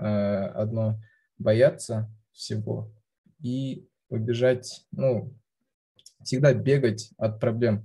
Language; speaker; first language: Russian; non-native, local second language; Kazakh